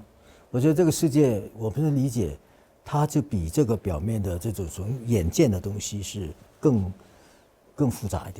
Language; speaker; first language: Chinese; non-native, fluent; Cantonese